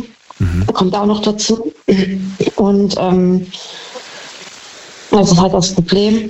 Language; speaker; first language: German; native; German